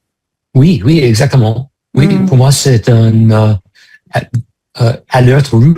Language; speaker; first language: French; non-native, fluent; English